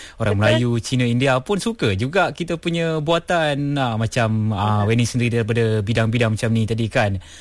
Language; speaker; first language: Malay; non-native, local second language; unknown